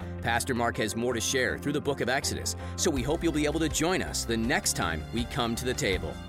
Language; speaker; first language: English; native; English